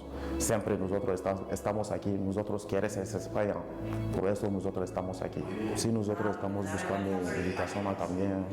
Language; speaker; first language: Spanish; non-native, learner; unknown